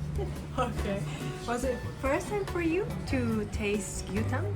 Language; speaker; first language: English; non-native, learner; Japanese